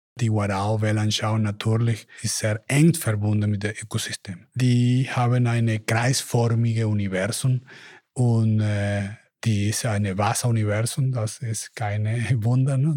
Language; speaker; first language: German; non-native, learner; Spanish